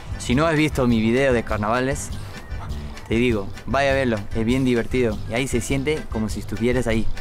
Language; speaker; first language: Spanish; non-native, fluent; English